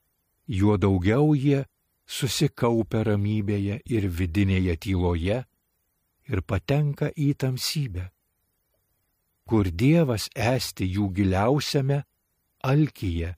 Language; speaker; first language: Lithuanian; native; Lithuanian